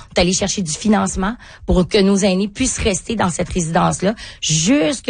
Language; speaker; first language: French; native; French